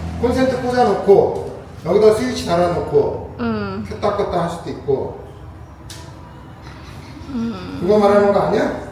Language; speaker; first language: Korean; native; Korean